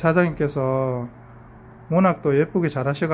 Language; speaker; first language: Korean; native; Korean